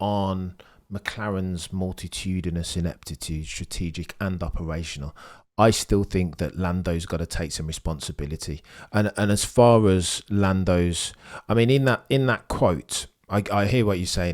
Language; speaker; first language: English; native; English